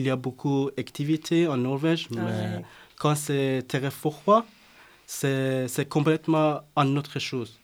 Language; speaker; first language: French; non-native, learner; Persian